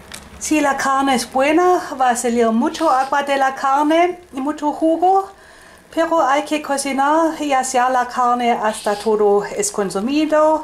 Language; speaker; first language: Spanish; non-native, fluent; German